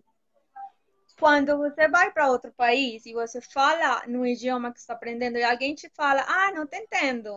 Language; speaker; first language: Portuguese; non-native, fluent; Spanish